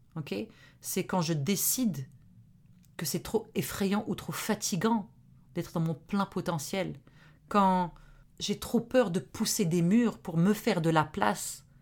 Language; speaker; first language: French; non-native, local second language; Arabic